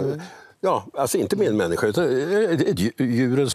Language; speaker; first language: Swedish; native; Swedish